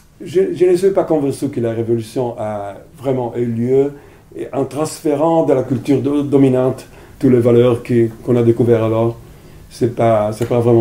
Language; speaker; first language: French; non-native, fluent; Italian